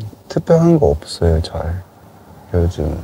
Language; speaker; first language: Korean; non-native, learner; Cantonese